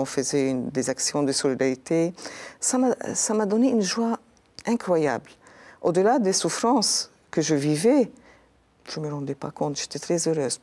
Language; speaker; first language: French; non-native, local second language; Arabic